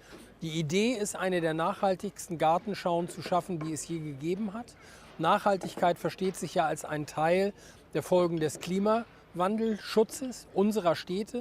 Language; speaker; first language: German; native; German